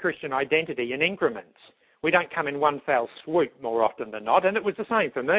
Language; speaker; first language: English; native; English